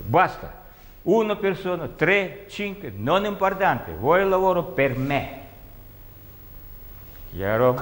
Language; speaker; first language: Italian; non-native, learner; Russian